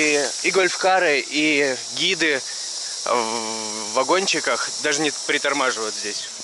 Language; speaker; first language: Russian; native; Russian